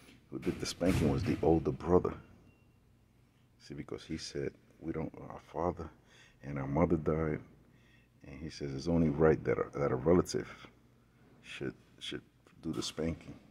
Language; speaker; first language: English; native; English